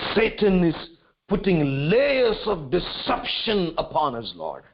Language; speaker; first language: English; non-native, local second language; Tamil